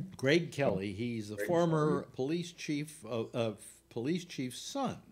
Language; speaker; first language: English; native; English